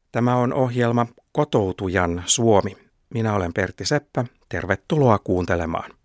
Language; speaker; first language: Finnish; native; Finnish